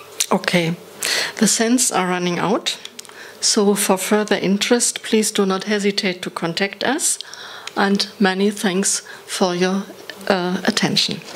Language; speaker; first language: English; non-native, fluent; German